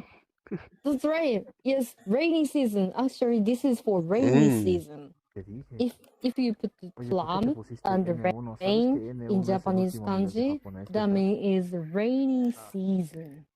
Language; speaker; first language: English; non-native, learner; Japanese